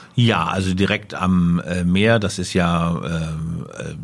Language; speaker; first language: German; native; German